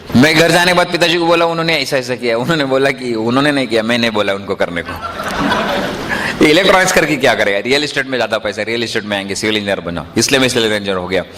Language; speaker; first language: Hindi; non-native, local second language; Marathi